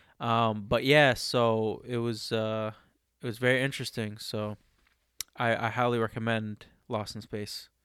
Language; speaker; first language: English; early bilingual, other home language; Arabic